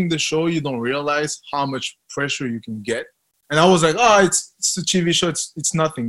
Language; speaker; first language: English; non-native, fluent; French